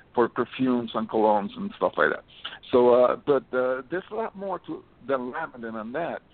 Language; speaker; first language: English; early bilingual, other home language; Spanish